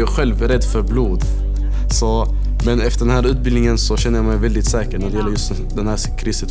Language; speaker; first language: Swedish; native; Swedish